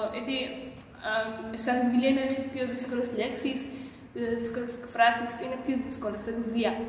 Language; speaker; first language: Greek; early bilingual, other home language; Persian